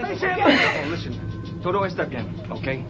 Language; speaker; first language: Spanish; non-native, learner; English